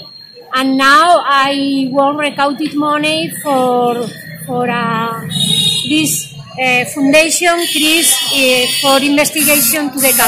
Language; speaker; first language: English; non-native, learner; Spanish